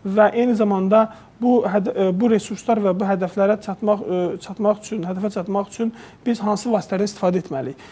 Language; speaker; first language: Azerbaijani; native; Azerbaijani